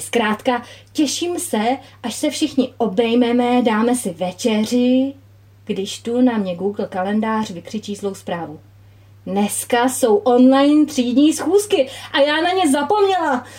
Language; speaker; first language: Czech; native; Czech